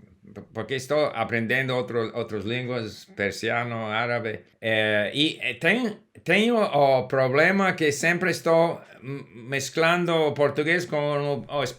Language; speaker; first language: Portuguese; non-native, learner; English